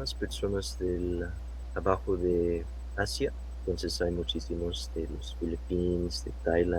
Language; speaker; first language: Spanish; non-native, fluent; English